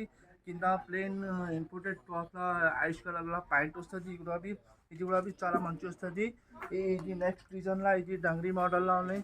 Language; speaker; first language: Telugu; non-native, local second language; Hindi